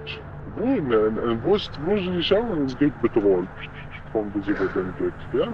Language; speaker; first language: German; non-native, learner; Arabic